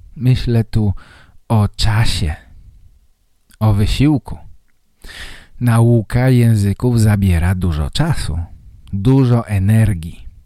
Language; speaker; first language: Polish; native; Polish